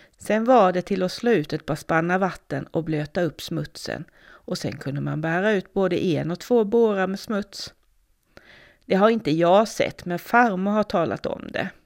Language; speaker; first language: Swedish; native; Swedish